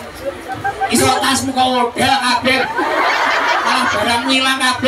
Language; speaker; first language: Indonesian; non-native, local second language; Javanese